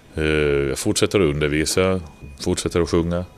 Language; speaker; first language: Swedish; native; Swedish